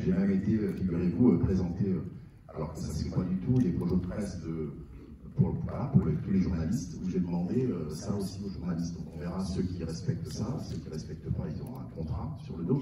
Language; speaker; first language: French; native; French